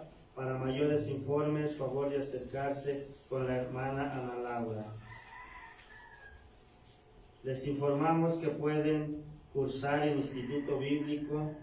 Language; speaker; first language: Spanish; native; Spanish